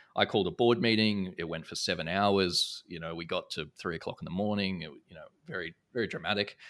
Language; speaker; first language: English; native; English